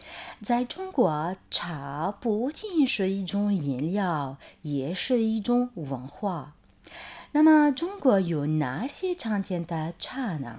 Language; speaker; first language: Chinese; non-native, fluent; Arabic